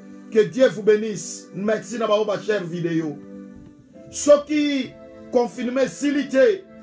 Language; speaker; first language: French; non-native, local second language; Lingala